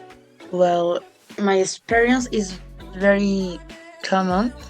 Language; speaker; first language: English; non-native, learner; Spanish